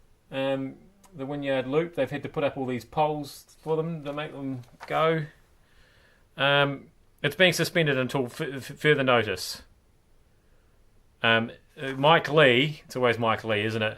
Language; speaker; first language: English; native; English